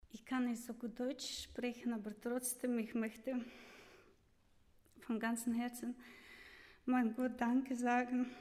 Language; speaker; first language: German; non-native, learner; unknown